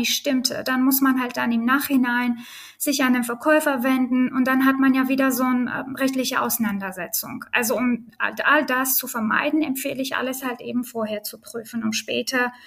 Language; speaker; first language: German; non-native, fluent; Armenian